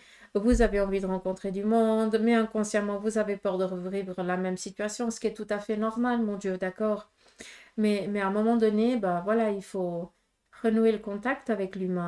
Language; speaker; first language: French; native; French